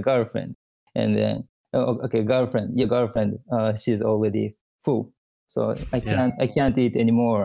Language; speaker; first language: English; non-native, fluent; Japanese